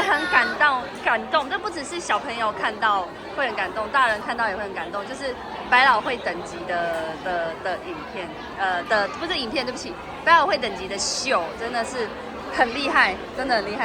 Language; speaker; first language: Chinese; native; Chinese